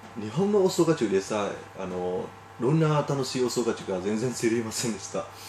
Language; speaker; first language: Japanese; non-native, learner; Vietnamese